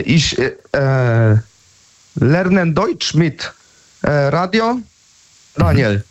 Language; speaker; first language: German; non-native, learner; Polish